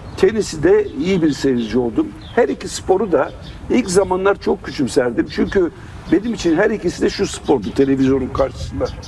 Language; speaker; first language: Turkish; native; Turkish